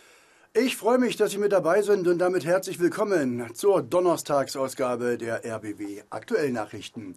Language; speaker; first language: German; native; German